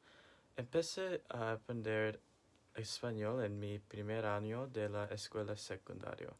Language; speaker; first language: Spanish; non-native, learner; English